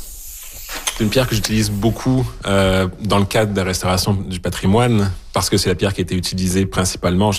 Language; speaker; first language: French; native; French